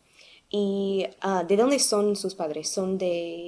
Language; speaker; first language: Spanish; non-native, learner; English